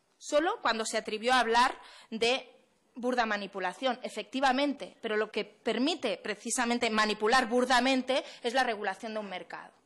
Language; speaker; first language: Spanish; non-native, local second language; Catalan